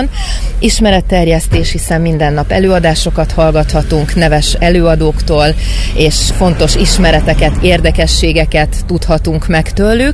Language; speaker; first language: Hungarian; native; Hungarian